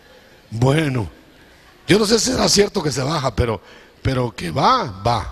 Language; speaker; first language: Spanish; native; Spanish